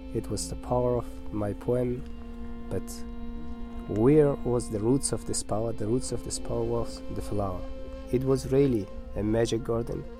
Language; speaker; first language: English; non-native, learner; Persian